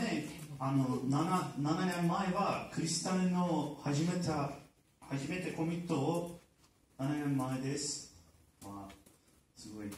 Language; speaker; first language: Japanese; non-native, learner; Turkish